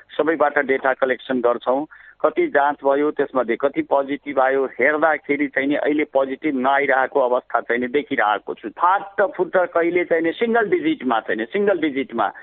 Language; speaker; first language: Nepali; non-native, local second language; Maithili